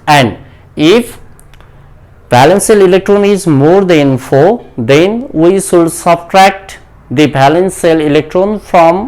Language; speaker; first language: English; non-native, local second language; Nepali